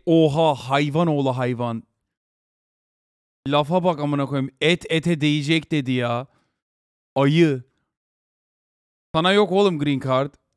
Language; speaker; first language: Turkish; early bilingual, heritage; Turkish